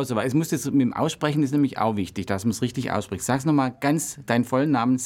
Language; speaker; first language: German; native; German